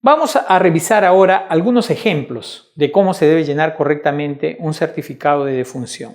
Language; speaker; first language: Spanish; native; Spanish